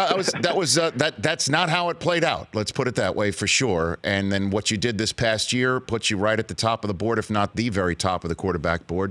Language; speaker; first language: English; native; English